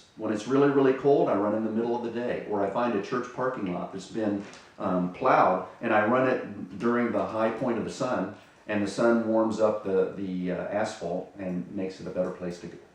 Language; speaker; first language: English; native; English